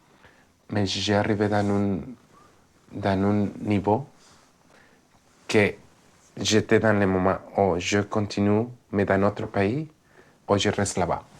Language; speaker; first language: French; non-native, fluent; Spanish